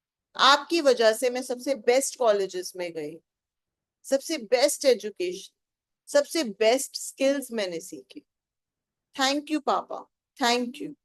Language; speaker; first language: Hindi; native; Hindi